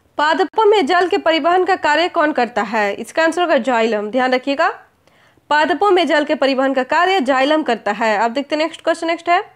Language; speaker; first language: Hindi; native; Hindi